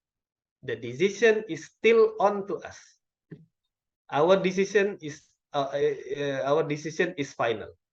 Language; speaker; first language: English; non-native, local second language; Indonesian